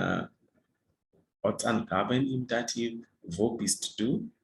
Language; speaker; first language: German; non-native, fluent; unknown